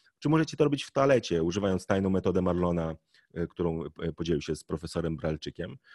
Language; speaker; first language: Polish; native; Polish